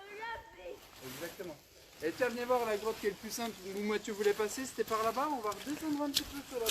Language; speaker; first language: French; native; French